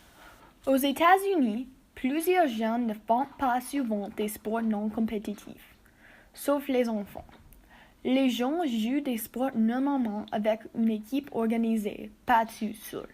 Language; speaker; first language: French; non-native, learner; English